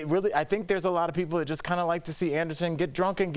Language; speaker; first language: English; native; English